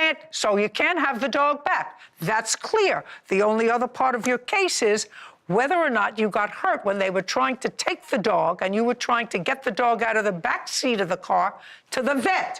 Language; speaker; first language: English; native; English